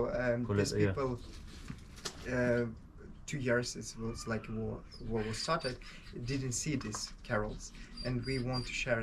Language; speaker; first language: English; non-native, learner; Ukrainian